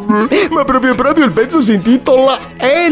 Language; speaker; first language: Italian; native; Italian